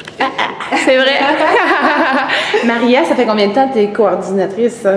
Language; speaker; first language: French; native; French